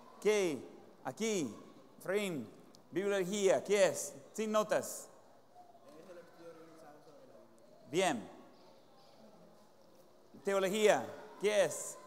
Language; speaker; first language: Spanish; non-native, fluent; English